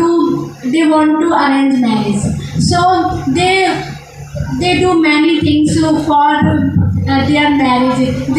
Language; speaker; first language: English; non-native, learner; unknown